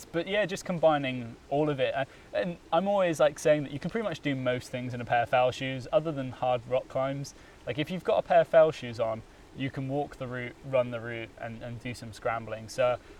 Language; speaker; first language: English; native; English